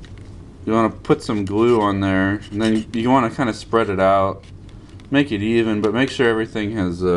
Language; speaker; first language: English; native; English